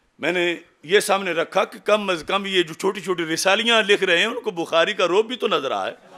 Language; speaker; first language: Urdu; non-native, local second language; Punjabi